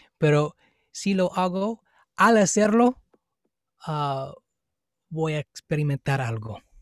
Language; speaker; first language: Spanish; non-native, fluent; English